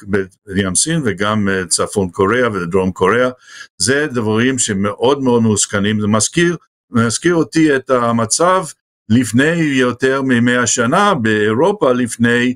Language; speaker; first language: Hebrew; non-native, fluent; English